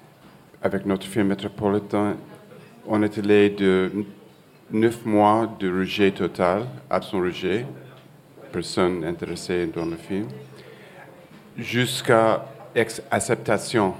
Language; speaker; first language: French; non-native, fluent; English